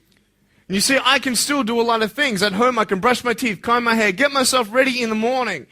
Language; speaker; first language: English; native; English